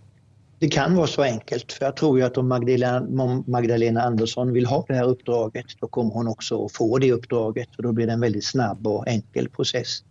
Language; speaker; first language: Swedish; native; Swedish